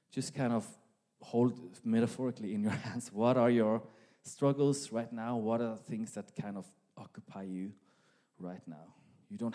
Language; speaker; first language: English; non-native, fluent; Norwegian